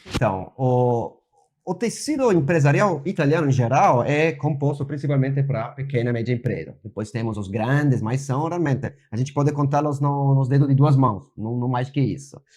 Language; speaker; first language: Portuguese; non-native, fluent; Italian